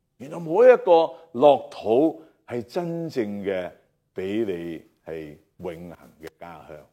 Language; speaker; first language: Chinese; non-native, local second language; Cantonese